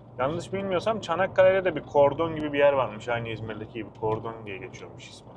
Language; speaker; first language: Turkish; native; Turkish